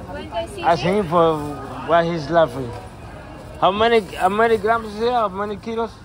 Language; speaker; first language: English; non-native, learner; Spanish